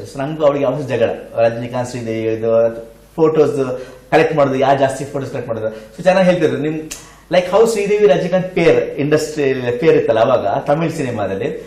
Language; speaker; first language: Kannada; non-native, local second language; Tulu